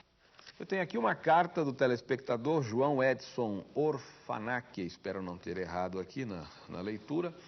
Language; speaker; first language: Portuguese; native; Portuguese